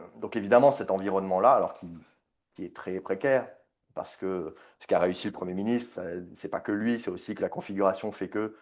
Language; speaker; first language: French; native; French